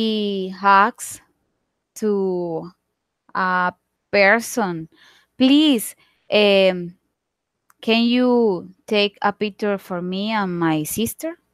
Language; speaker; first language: English; non-native, learner; Spanish